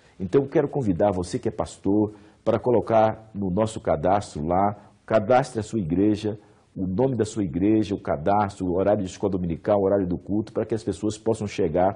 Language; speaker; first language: Portuguese; native; Portuguese